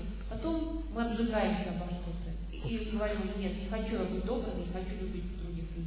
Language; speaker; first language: Russian; native; Russian